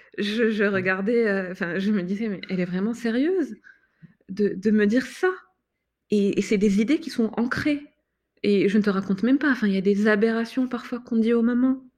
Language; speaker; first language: French; non-native, fluent; Arabic